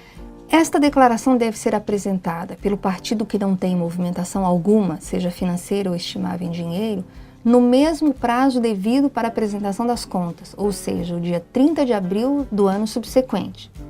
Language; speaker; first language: Portuguese; native; Portuguese